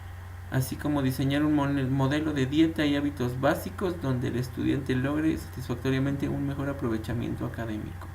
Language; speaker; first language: Spanish; native; Spanish